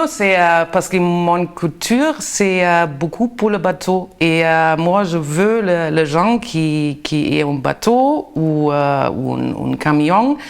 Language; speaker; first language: French; non-native, learner; German